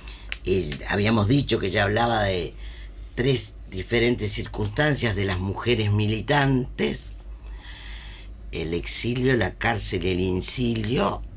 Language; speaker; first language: Spanish; native; Spanish